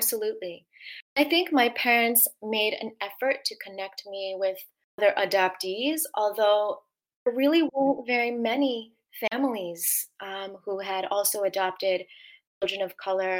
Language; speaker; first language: English; native; English